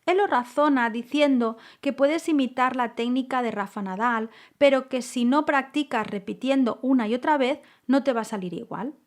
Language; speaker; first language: Spanish; native; Spanish